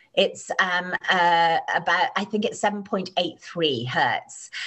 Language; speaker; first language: English; native; English